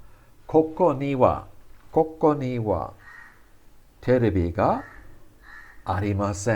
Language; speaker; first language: Japanese; non-native, fluent; English